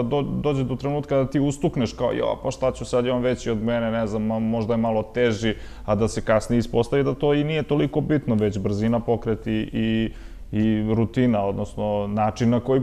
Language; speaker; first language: Serbian; native; Serbian